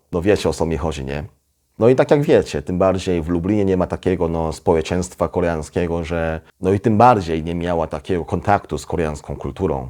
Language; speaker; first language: Polish; non-native, fluent; Korean